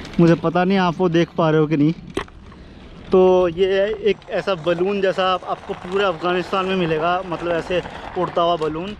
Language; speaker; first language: Hindi; native; Hindi